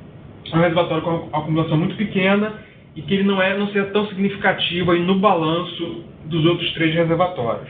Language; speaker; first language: Portuguese; native; Portuguese